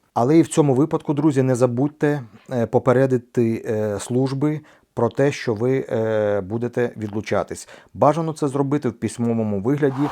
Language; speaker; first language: Ukrainian; non-native, local second language; Russian